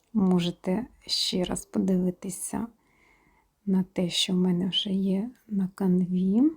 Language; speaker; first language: Ukrainian; non-native, local second language; Russian